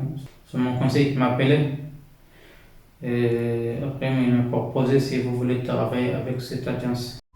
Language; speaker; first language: French; non-native, fluent; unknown